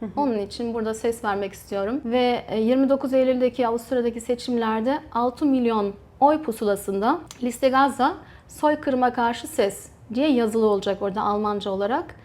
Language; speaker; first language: Turkish; early bilingual, heritage; Turkish